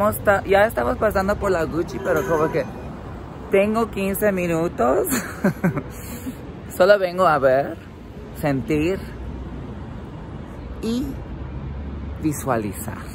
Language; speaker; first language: Spanish; early bilingual, heritage; English